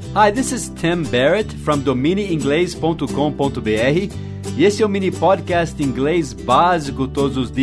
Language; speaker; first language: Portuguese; non-native, fluent; English